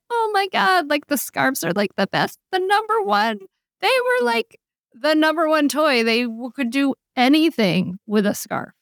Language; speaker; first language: English; native; English